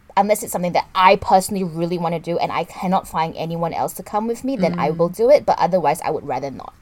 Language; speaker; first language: English; non-native, local second language; Chinese